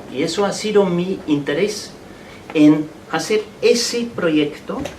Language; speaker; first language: Spanish; non-native, fluent; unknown